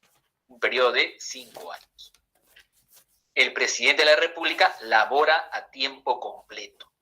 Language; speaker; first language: Spanish; native; Spanish